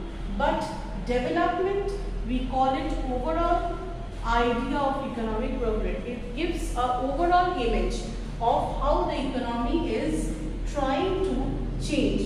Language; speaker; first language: English; non-native, local second language; Bangla